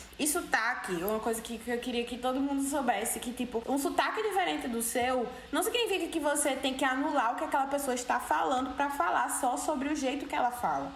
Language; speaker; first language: Portuguese; native; Portuguese